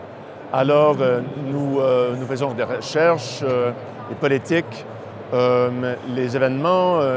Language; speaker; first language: French; non-native, local second language; English